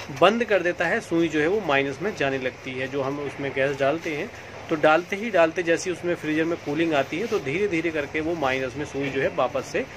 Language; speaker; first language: Hindi; native; Hindi